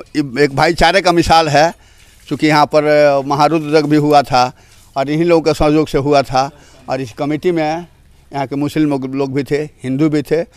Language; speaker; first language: Hindi; native; Hindi